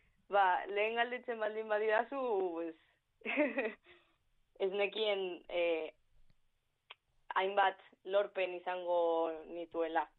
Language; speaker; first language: Basque; non-native, local second language; Spanish